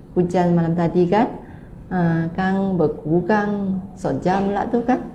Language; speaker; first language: Malay; non-native, local second language; Chinese